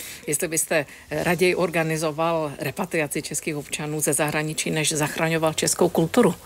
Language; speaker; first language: Czech; native; Czech